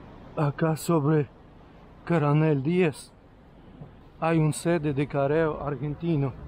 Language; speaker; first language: Spanish; non-native, fluent; Russian